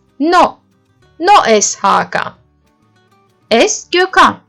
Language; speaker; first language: Spanish; non-native, learner; Turkish